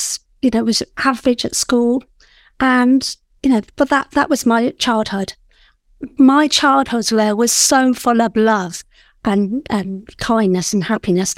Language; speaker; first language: English; native; English